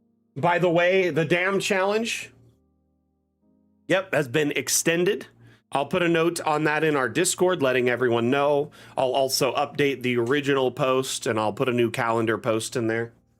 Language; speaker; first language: English; native; English